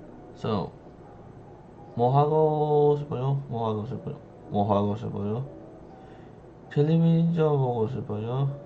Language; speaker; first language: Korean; non-native, learner; English